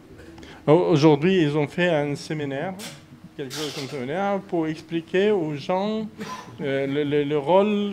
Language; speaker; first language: French; non-native, fluent; Arabic